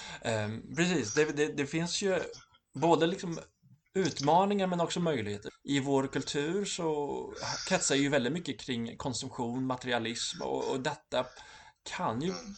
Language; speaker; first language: Swedish; native; Swedish